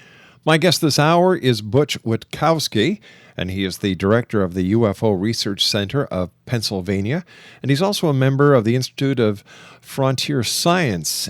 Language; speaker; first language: English; native; English